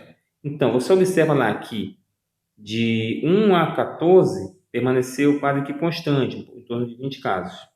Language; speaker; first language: Portuguese; native; Portuguese